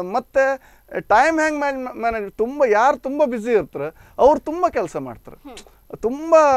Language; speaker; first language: Kannada; non-native, local second language; Konkani